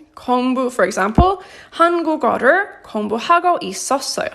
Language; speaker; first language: Korean; non-native, fluent; English